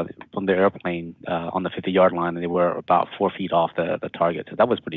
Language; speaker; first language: English; native; English